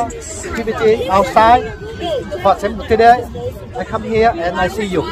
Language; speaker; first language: English; non-native, learner; Vietnamese